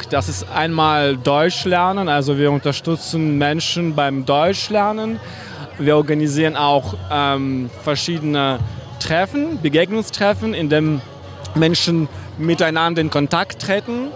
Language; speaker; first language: German; non-native, fluent; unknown